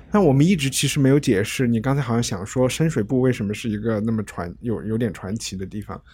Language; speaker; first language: Chinese; native; Chinese